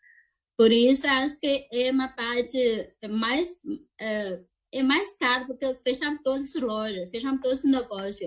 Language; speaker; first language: Portuguese; non-native, fluent; Chinese